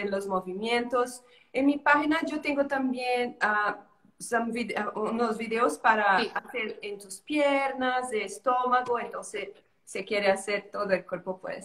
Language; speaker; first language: Spanish; non-native, learner; Portuguese